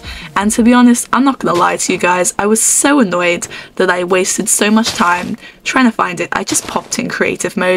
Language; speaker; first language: English; native; English